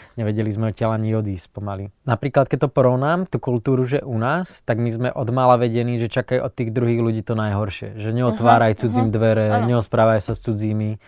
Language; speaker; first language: Slovak; native; Slovak